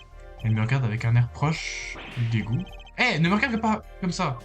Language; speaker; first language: French; native; French